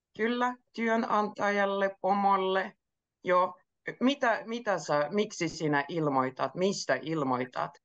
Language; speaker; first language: Finnish; native; Finnish